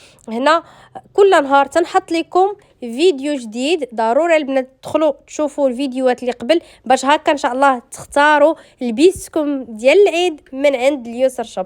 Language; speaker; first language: Arabic; native; Arabic